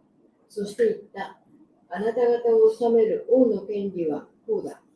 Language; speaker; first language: Japanese; native; Japanese